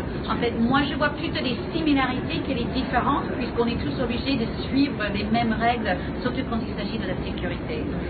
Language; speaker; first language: French; native; French